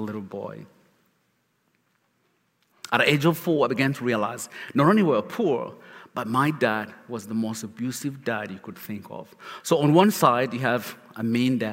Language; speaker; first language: English; non-native, local second language; Kinyarwanda